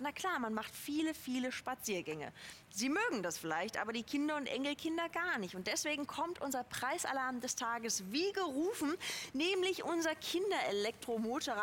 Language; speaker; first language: German; native; German